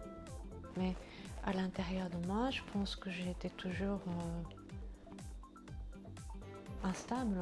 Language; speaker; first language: French; non-native, fluent; Japanese